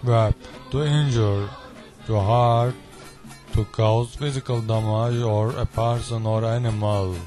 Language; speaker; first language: English; non-native, learner; Turkish